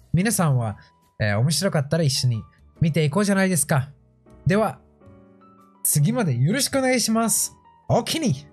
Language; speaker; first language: Japanese; non-native, fluent; English